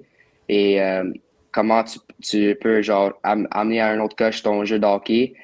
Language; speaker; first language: French; non-native, local second language; English